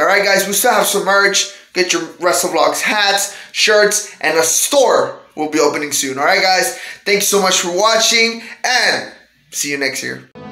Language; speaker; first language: English; early bilingual, other home language; Spanish